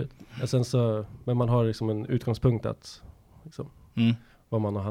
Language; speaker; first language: Swedish; native; Swedish